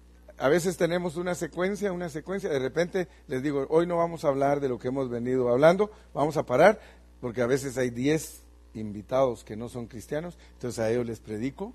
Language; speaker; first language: Spanish; native; Spanish